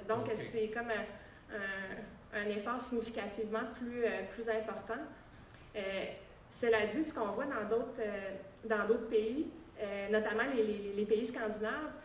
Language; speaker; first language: French; native; French